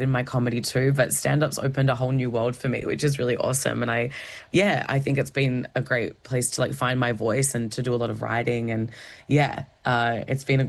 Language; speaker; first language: English; native; English